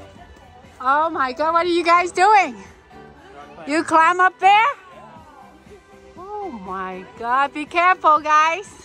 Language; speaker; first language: English; non-native, learner; Vietnamese